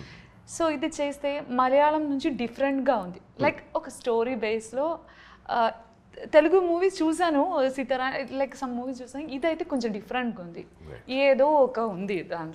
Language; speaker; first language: Telugu; non-native, learner; Malayalam